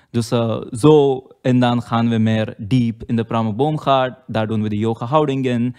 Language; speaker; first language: Dutch; non-native, learner; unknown